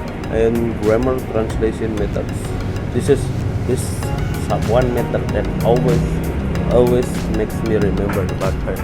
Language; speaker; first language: English; non-native, fluent; Indonesian